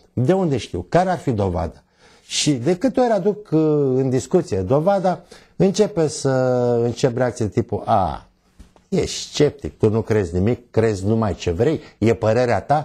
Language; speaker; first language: Romanian; native; Romanian